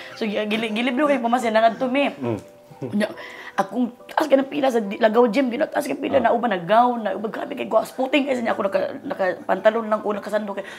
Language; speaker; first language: Cebuano; native; Cebuano